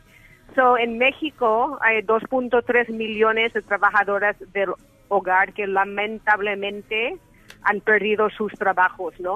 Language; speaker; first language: Spanish; early bilingual, heritage; English